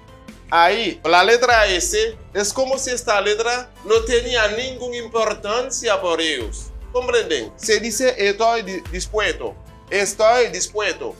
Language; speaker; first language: Spanish; non-native, fluent; Haitian Creole